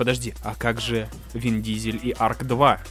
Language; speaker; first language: Russian; native; Russian